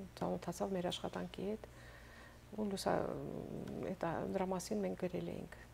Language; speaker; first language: Armenian; native; Armenian